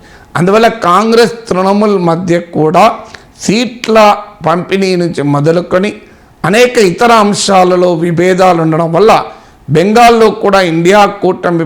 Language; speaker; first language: Telugu; native; Telugu